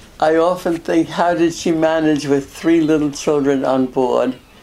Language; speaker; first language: English; early bilingual, other home language; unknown